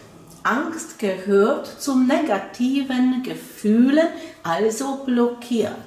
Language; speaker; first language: German; non-native, fluent; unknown